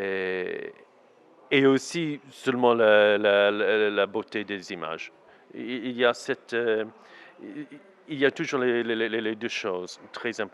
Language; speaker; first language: French; non-native, learner; English